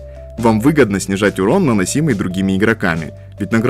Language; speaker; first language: Russian; native; Russian